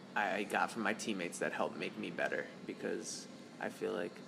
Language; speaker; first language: English; native; English